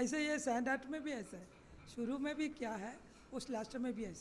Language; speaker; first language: Hindi; non-native, learner; Malayalam